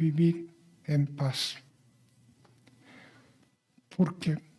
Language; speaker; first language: Spanish; non-native, fluent; Japanese